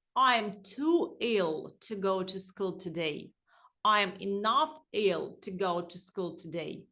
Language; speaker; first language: English; non-native, fluent; Ukrainian